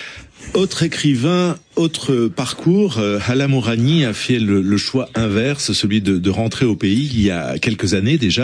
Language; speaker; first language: French; native; French